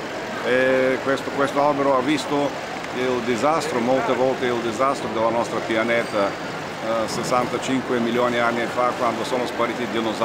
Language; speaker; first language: Italian; non-native, learner; Bulgarian